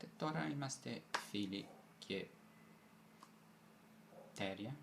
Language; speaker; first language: Greek; non-native, fluent; Italian